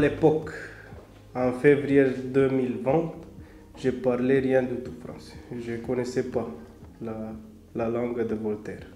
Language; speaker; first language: French; non-native, learner; Romanian